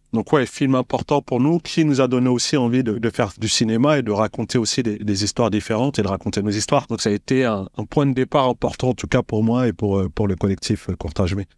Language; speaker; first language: French; native; French